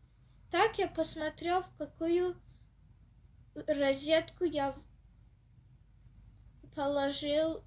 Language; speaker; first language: Russian; early bilingual, heritage; Russian